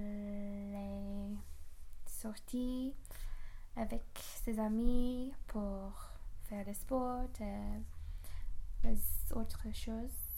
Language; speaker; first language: French; non-native, learner; English